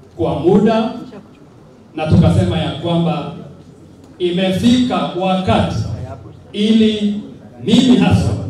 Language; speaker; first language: Swahili; native; Swahili